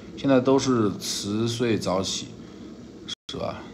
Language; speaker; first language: Chinese; native; Chinese